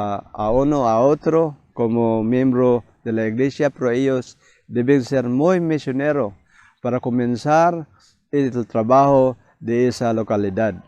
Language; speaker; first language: Spanish; non-native, fluent; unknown